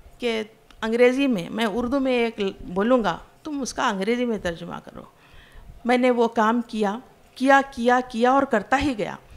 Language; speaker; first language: Hindi; non-native, local second language; Urdu